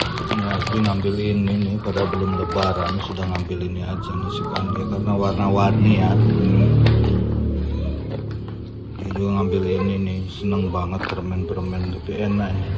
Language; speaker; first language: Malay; non-native, local second language; Javanese